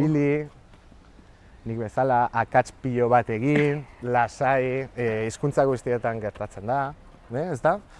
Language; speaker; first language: Basque; non-native, fluent; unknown